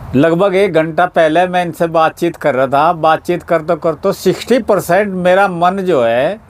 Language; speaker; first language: Hindi; native; Hindi